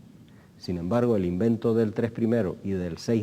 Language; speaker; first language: Spanish; native; Spanish